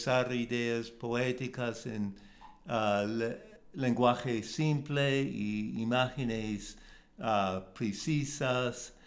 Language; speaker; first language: Spanish; non-native, learner; English